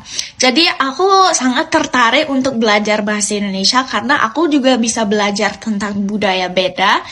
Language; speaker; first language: Indonesian; non-native, fluent; English